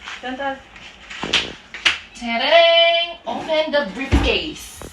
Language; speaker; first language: English; non-native, local second language; Filipino